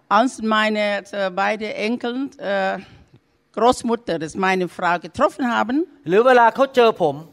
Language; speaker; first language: German; non-native, learner; Thai